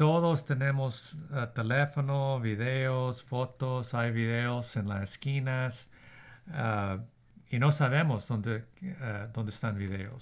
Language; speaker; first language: Spanish; early bilingual, heritage; Spanish